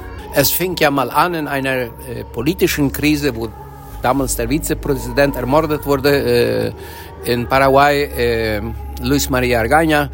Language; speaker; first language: German; early bilingual, heritage; Low German